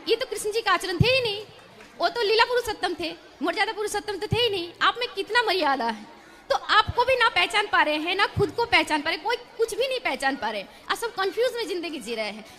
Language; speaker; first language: Hindi; non-native, local second language; Bangla